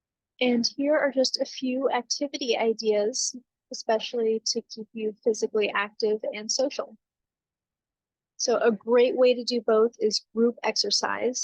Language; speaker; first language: English; native; English